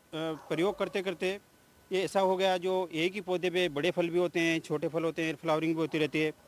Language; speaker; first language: Hindi; native; Hindi